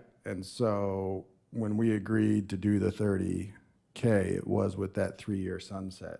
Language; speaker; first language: English; native; English